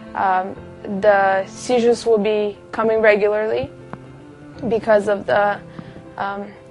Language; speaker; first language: English; non-native, fluent; Russian